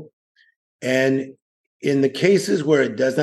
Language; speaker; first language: English; native; English